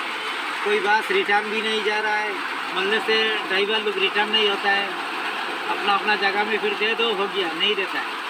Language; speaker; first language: Hindi; non-native, local second language; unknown